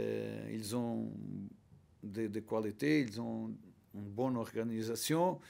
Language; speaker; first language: French; non-native, learner; Portuguese